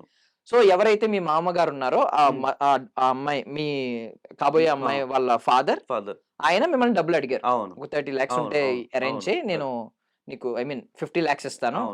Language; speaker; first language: Telugu; native; Telugu